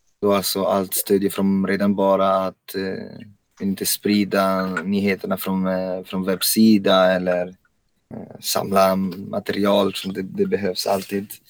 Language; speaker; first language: Swedish; non-native, fluent; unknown